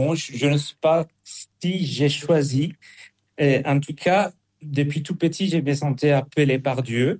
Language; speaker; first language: French; non-native, fluent; Spanish